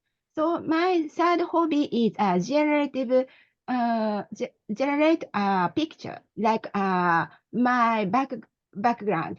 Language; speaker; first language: English; non-native, learner; Japanese